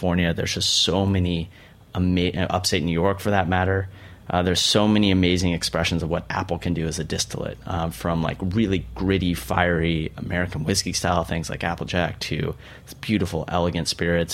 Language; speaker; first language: English; native; English